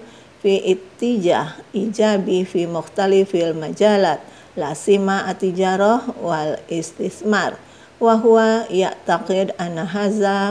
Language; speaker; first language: Arabic; non-native, fluent; Indonesian